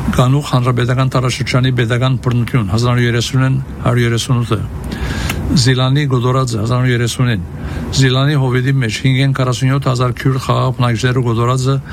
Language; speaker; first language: Armenian; early bilingual, heritage; Armenian